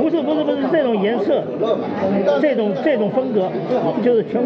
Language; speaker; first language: Chinese; native; Chinese